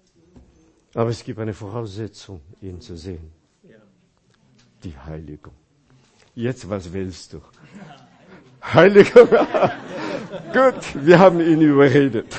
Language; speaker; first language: German; non-native, fluent; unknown